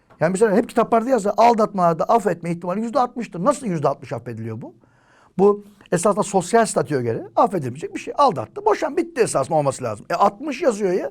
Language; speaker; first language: Turkish; native; Turkish